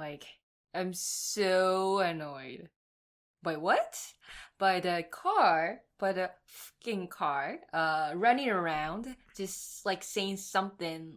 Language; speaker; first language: English; non-native, fluent; Japanese